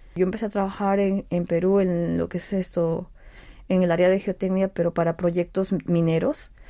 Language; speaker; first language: Spanish; native; Spanish